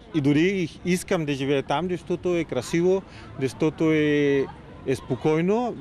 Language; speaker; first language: Bulgarian; non-native, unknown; Spanish